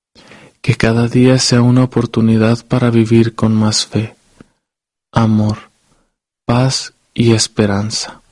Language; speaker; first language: Spanish; native; Spanish